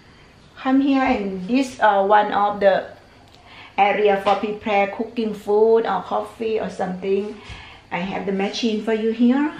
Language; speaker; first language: English; non-native, learner; Thai